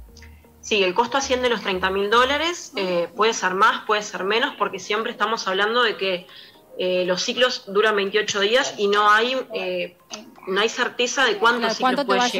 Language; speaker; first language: Spanish; native; Spanish